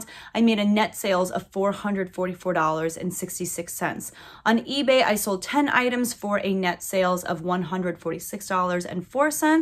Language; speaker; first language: English; native; English